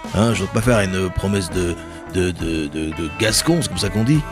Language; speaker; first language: French; native; French